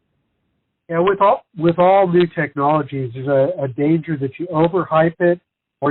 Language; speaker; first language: English; native; English